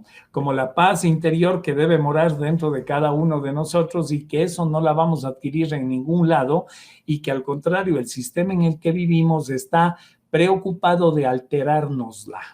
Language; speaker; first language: Spanish; native; Spanish